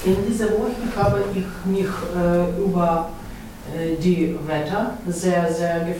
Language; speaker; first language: German; non-native, learner; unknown